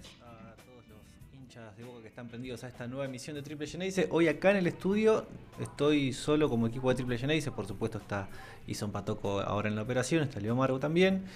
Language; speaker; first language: Spanish; native; Spanish